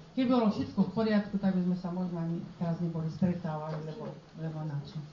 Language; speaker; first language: Slovak; early bilingual, heritage; Slovak